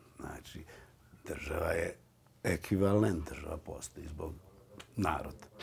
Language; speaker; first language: Serbian; native; Serbian